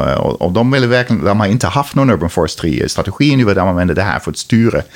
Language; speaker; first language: Swedish; non-native, fluent; Dutch